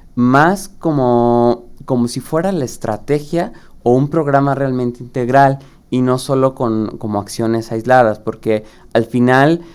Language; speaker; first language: Spanish; native; Spanish